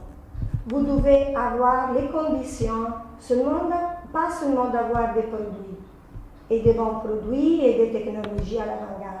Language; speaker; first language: French; non-native, fluent; Italian